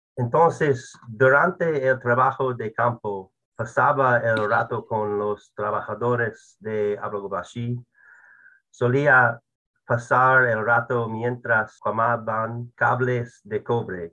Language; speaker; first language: Spanish; non-native, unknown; English